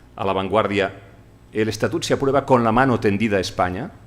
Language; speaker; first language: Spanish; non-native, local second language; Catalan